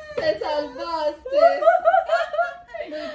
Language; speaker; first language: Spanish; native; Spanish